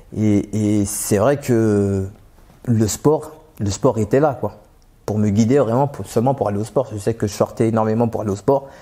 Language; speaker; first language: French; native; French